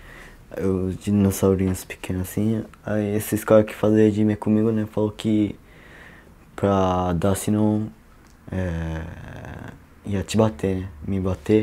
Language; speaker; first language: Portuguese; early bilingual, heritage; Portuguese